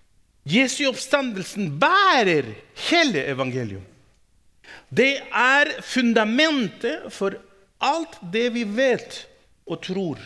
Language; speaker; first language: Norwegian; non-native, fluent; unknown